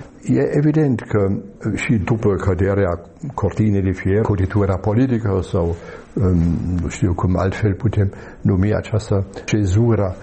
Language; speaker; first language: Romanian; non-native, fluent; German